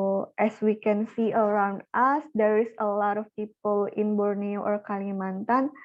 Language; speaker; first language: English; non-native, learner; Indonesian